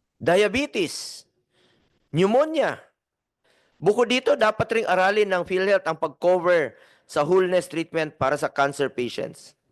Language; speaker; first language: Filipino; native; Filipino